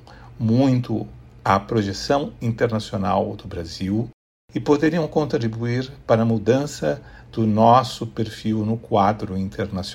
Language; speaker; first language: Portuguese; native; Portuguese